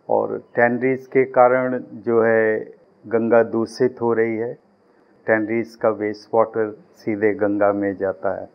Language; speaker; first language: Hindi; native; Hindi